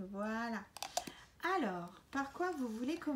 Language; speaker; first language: French; native; French